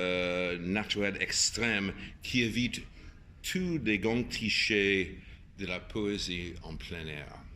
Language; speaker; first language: French; non-native, fluent; English